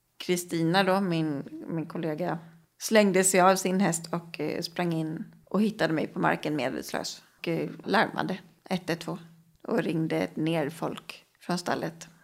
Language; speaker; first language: Swedish; native; Swedish